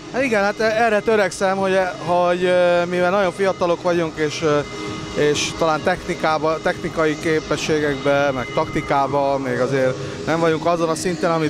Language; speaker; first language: Hungarian; native; Hungarian